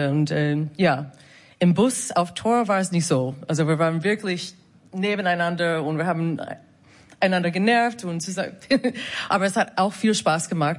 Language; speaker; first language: German; non-native, fluent; English